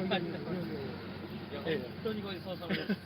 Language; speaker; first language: Japanese; native; Japanese